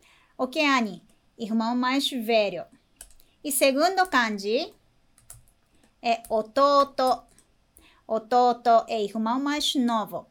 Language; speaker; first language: Portuguese; non-native, fluent; Japanese